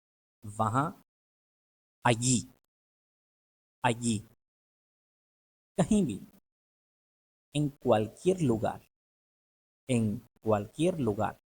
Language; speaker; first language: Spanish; non-native, fluent; Urdu